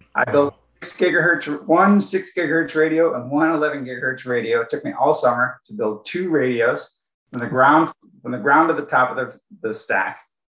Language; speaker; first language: English; native; English